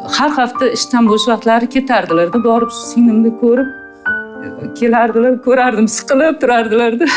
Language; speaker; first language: Uzbek; native; Uzbek